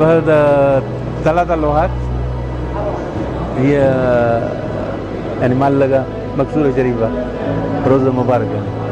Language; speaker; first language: Arabic; non-native, fluent; Urdu